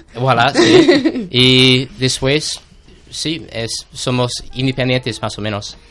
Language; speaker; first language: Spanish; non-native, fluent; English